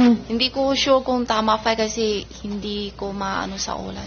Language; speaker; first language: Filipino; non-native, learner; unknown